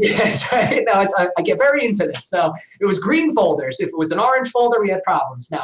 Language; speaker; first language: English; native; English